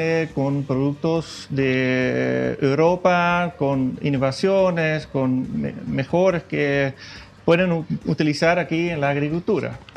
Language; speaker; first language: Spanish; non-native, fluent; Dutch